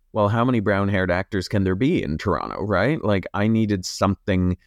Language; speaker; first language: English; native; English